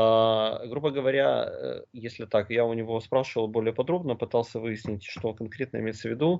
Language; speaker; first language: Russian; native; Russian